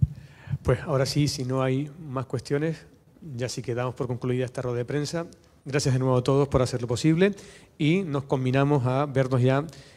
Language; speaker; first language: Spanish; native; Spanish